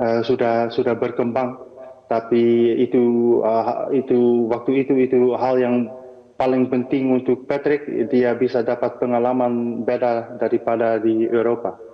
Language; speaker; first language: Indonesian; non-native, fluent; Dutch